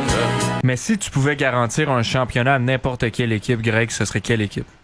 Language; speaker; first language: French; native; French